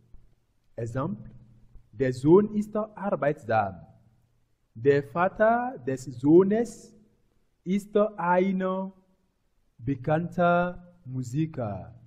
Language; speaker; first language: German; non-native, fluent; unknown